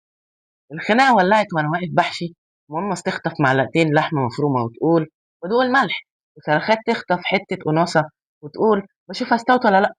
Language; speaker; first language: Arabic; native; Arabic